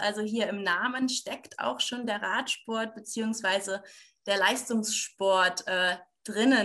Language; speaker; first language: German; native; German